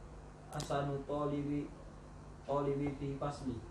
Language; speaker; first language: Arabic; non-native, learner; Indonesian